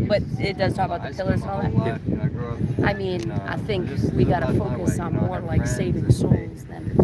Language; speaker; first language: English; native; English